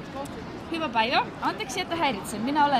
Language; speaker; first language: Finnish; non-native, learner; Estonian